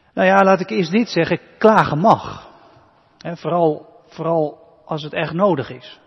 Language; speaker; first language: Dutch; native; Dutch